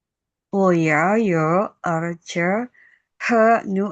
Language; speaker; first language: Chinese; non-native, learner; Indonesian